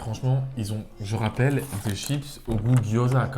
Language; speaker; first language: French; native; French